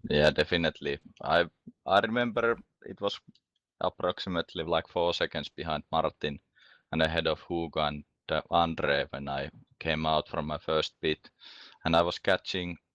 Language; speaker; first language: English; non-native, fluent; Finnish